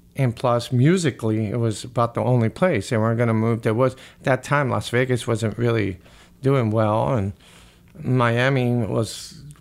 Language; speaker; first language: English; early bilingual, other home language; Spanish